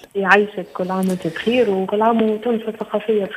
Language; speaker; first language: Arabic; native; Arabic